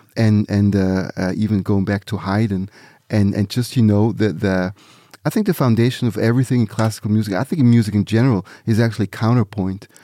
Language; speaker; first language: English; early bilingual, other home language; Swiss German